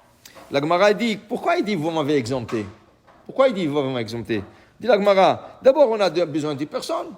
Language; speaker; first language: French; native; French